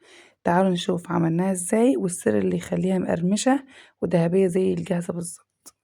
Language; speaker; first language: Arabic; native; Arabic